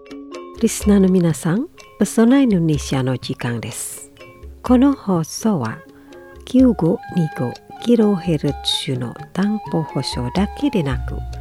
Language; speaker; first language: Japanese; non-native, fluent; Indonesian